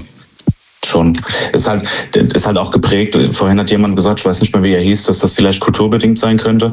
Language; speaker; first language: German; native; German